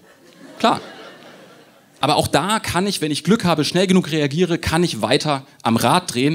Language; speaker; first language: German; native; German